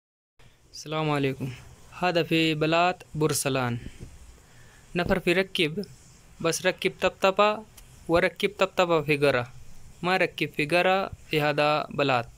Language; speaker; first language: Arabic; non-native, learner; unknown